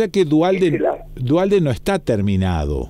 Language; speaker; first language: Spanish; native; Spanish